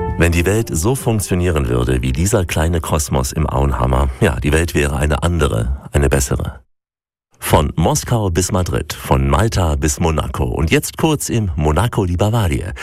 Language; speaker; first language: German; native; German